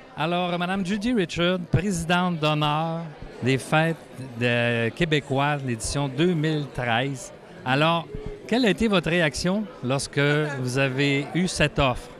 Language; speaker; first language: French; native; French